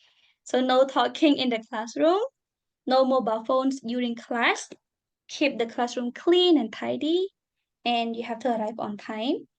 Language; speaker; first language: English; non-native, fluent; Khmer